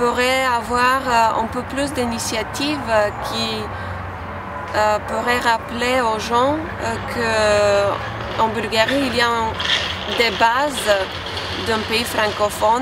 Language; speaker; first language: French; non-native, fluent; Bulgarian